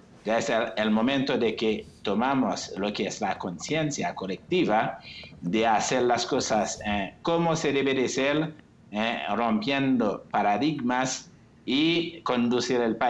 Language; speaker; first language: Spanish; non-native, fluent; Haitian Creole